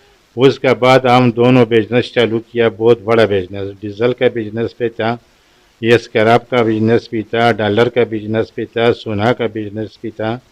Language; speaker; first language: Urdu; non-native, local second language; Pashto